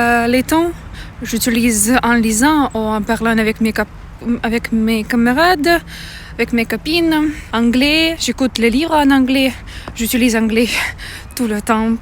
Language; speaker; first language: French; non-native, learner; Russian